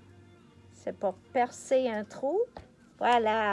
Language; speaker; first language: French; non-native, local second language; English